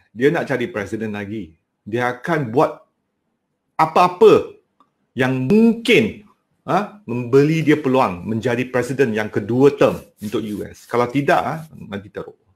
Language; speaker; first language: Malay; non-native, local second language; Cantonese